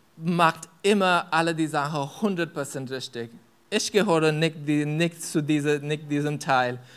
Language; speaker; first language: German; non-native, fluent; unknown